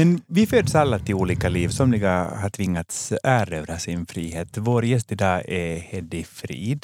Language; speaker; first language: Swedish; native; Swedish